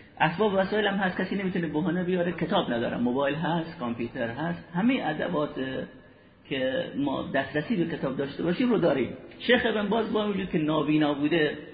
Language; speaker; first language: Persian; native; Persian